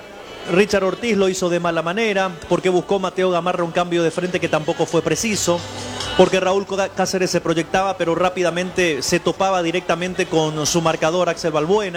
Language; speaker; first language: Spanish; native; Spanish